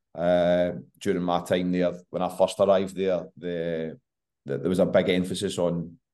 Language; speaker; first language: English; native; English